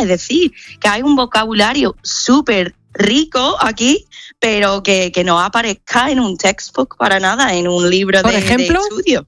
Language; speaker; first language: Spanish; non-native, fluent; English